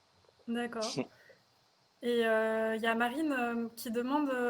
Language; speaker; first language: French; native; French